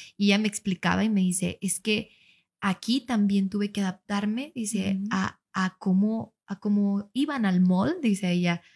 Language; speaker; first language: Spanish; native; Spanish